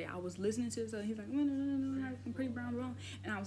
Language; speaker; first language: English; native; English